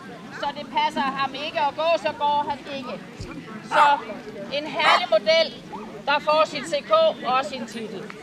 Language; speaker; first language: Danish; native; Danish